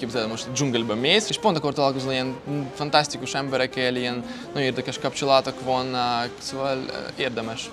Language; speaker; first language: Hungarian; non-native, fluent; Russian